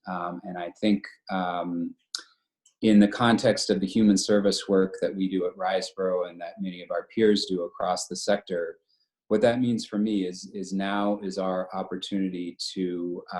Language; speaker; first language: English; native; English